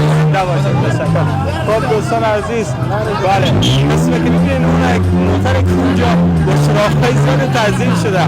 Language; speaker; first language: Persian; native; Persian